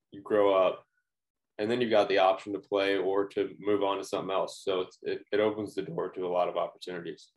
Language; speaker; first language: English; native; English